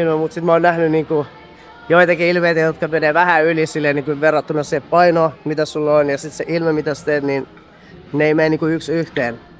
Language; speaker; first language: Finnish; early bilingual, other home language; Kurdish